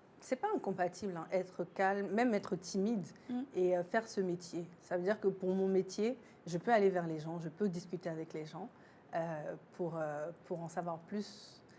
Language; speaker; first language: French; native; French